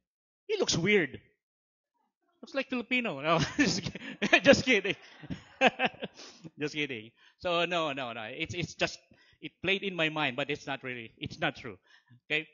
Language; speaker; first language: English; non-native, local second language; Filipino